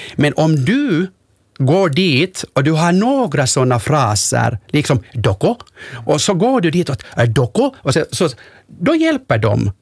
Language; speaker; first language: Swedish; non-native, local second language; Finnish